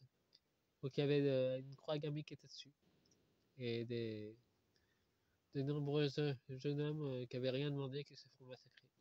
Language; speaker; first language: French; native; French